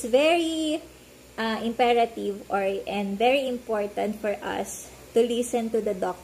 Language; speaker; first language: English; non-native, local second language; Filipino